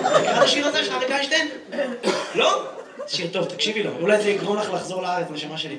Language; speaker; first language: Hebrew; native; Hebrew